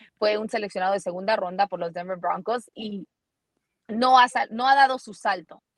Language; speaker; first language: Spanish; early bilingual, heritage; Spanish